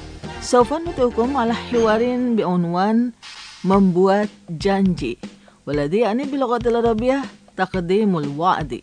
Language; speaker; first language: Arabic; non-native, fluent; Indonesian